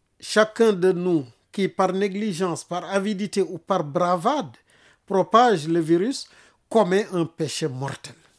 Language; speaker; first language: French; non-native, local second language; Wolof